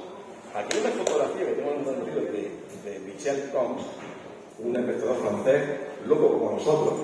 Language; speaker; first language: Spanish; native; Spanish